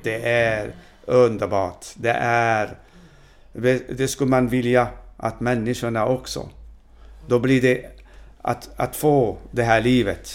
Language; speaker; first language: Swedish; non-native, fluent; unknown